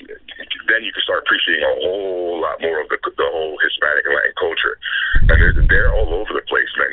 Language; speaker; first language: English; non-native, fluent; Spanish